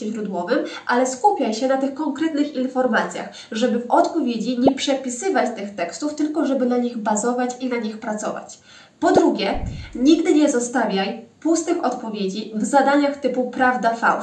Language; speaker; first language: Polish; native; Polish